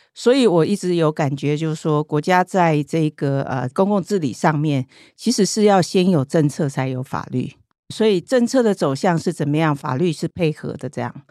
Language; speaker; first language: Chinese; native; Chinese